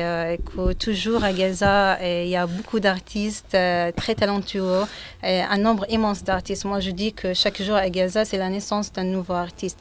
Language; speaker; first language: French; non-native, fluent; Arabic